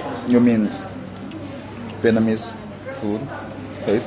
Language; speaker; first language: English; non-native, learner; Korean